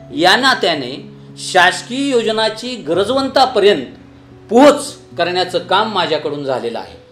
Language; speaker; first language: Marathi; native; Marathi